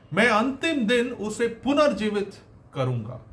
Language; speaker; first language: Hindi; native; Hindi